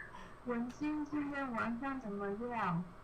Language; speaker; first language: Chinese; non-native, learner; Indonesian